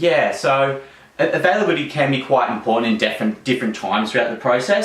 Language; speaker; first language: English; native; English